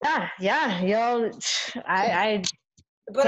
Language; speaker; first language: English; native; English